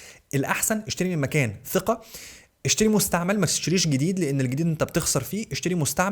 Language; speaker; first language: Arabic; native; Arabic